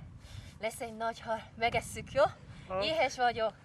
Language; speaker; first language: Hungarian; non-native, learner; Korean